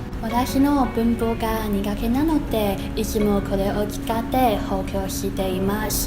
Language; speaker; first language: Japanese; non-native, learner; Chinese